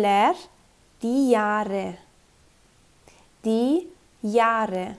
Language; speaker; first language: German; non-native, fluent; Turkish